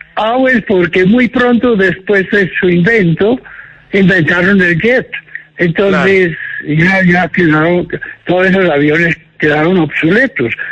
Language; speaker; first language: Spanish; non-native, fluent; English